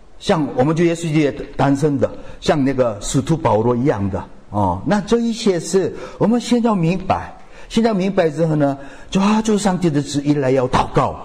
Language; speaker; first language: Chinese; non-native, fluent; Korean